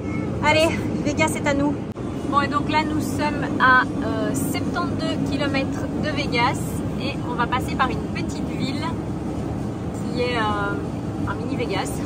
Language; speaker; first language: French; native; French